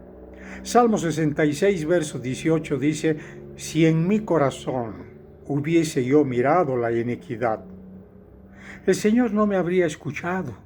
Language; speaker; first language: Spanish; native; Spanish